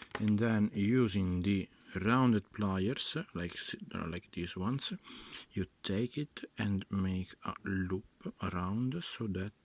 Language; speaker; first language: English; non-native, fluent; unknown